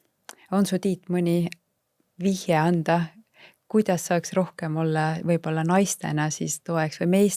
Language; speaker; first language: Estonian; native; Estonian